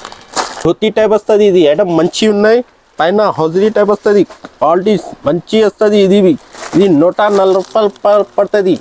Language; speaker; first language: Telugu; non-native, local second language; Urdu